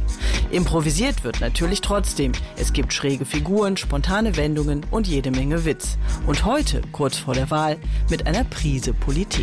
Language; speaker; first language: German; native; German